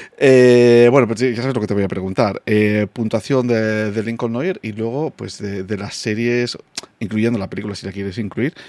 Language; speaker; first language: Spanish; non-native, fluent; English